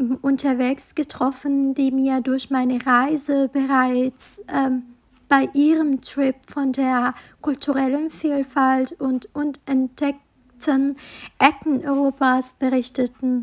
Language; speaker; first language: German; non-native, fluent; Arabic